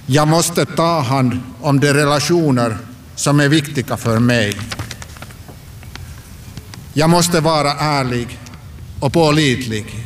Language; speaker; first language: Swedish; non-native, local second language; Finnish